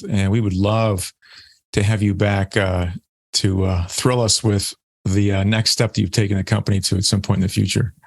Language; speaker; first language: English; native; English